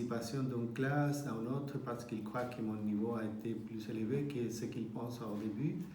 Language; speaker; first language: French; non-native, fluent; Spanish